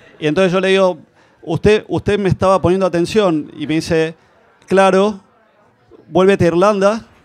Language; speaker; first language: Spanish; native; Spanish